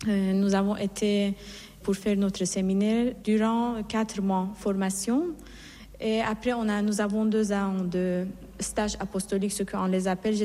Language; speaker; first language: French; non-native, fluent; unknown